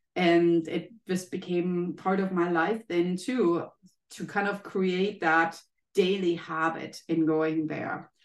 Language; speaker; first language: English; non-native, fluent; German